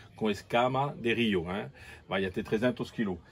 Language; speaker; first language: Portuguese; non-native, fluent; French